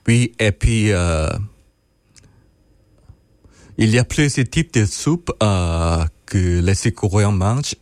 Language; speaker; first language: French; non-native, fluent; Korean